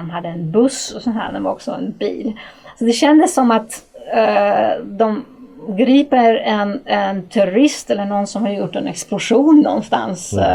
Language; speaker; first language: Swedish; non-native, fluent; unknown